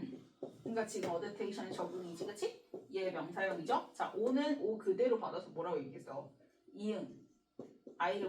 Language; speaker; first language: Korean; native; Korean